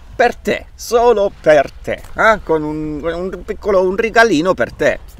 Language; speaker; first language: Italian; early bilingual, heritage; Italian